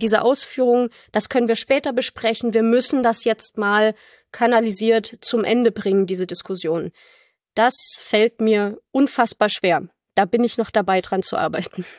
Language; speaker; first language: German; native; German